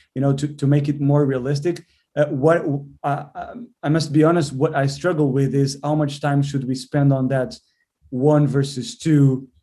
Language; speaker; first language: English; non-native, fluent; Portuguese